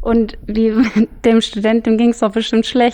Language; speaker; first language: German; native; German